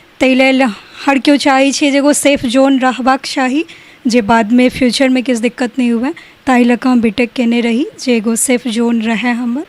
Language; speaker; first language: Maithili; native; Maithili